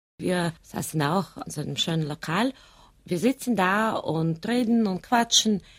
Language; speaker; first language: German; non-native, fluent; Russian